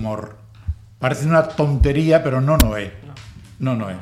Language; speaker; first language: Galician; non-native, local second language; Spanish